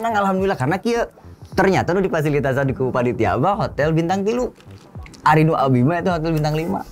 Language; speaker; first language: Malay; non-native, local second language; Sundanese